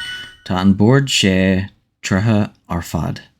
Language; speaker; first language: Irish; non-native, learner; English